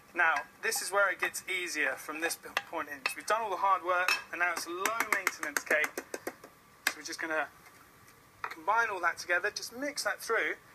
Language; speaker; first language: English; native; English